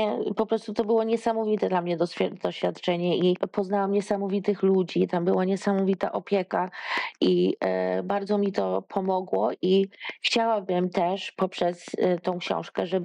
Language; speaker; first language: Polish; early bilingual, heritage; Polish